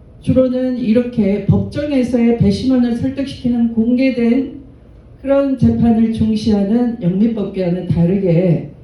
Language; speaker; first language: Korean; native; Korean